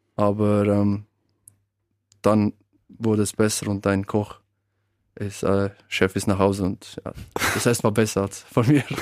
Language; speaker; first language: German; early bilingual, other home language; Albanian